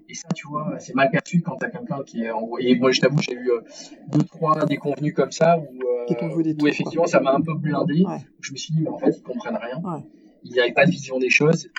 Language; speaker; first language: French; native; French